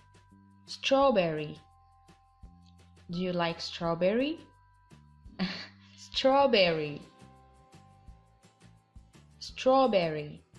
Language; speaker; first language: English; non-native, fluent; Arabic